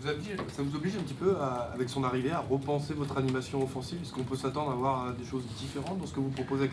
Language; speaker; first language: French; native; French